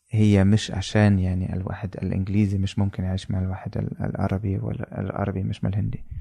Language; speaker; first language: Arabic; non-native, fluent; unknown